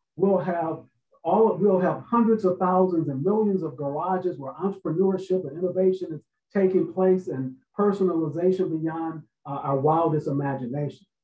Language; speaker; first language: English; native; English